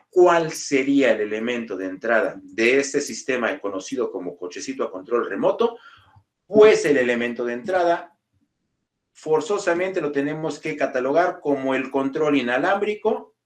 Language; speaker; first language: Spanish; native; Spanish